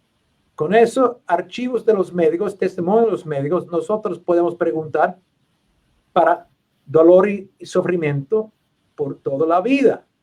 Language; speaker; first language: Spanish; non-native, learner; English